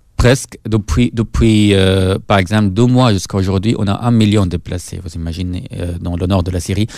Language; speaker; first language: French; non-native, fluent; Arabic